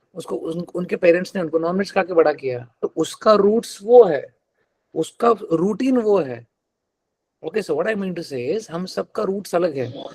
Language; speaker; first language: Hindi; non-native, local second language; Telugu